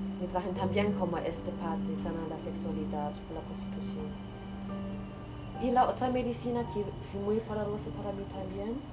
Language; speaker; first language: Spanish; non-native, learner; German